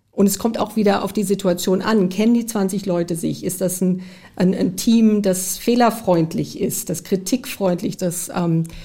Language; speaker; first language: German; early bilingual, heritage; German